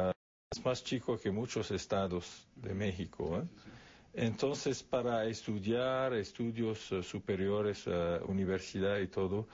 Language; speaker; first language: Spanish; non-native, fluent; Arabic